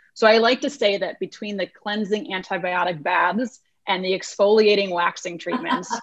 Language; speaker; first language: English; native; English